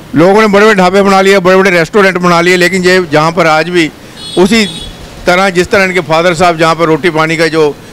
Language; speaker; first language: Hindi; native; Hindi